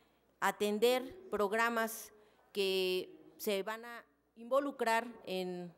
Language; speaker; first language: Spanish; native; Spanish